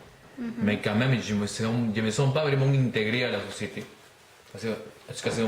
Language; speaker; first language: French; non-native, learner; Spanish